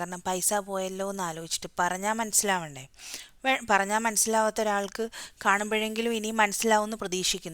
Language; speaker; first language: Malayalam; native; Malayalam